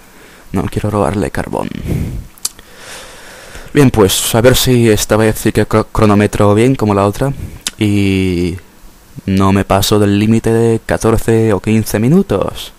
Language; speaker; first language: Spanish; native; Spanish